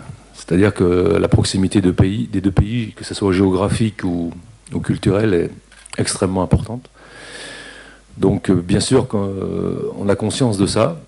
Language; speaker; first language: French; native; French